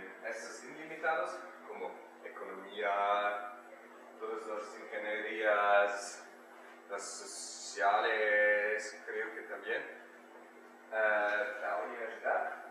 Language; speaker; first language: Spanish; non-native, learner; German